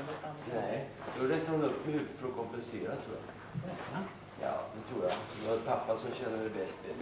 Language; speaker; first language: Swedish; native; Swedish